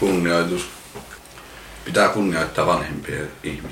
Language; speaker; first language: Finnish; early bilingual, heritage; Finnish